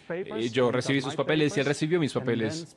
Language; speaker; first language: Spanish; non-native, fluent; Dutch